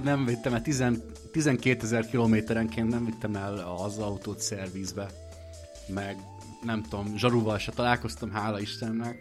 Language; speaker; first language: Hungarian; native; Hungarian